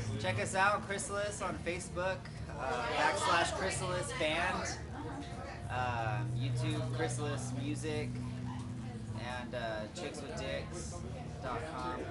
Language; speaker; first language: English; native; English